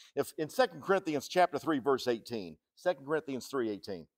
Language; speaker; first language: English; native; English